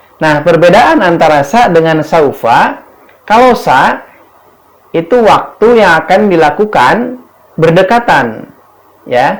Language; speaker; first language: Indonesian; native; Indonesian